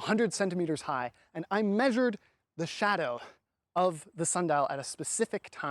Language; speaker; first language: English; native; English